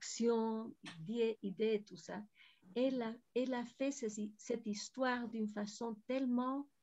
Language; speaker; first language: French; non-native, fluent; Spanish